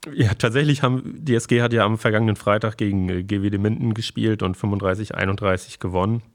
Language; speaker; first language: German; native; German